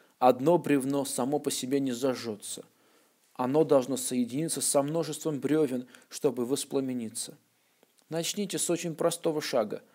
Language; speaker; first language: Russian; non-native, local second language; Armenian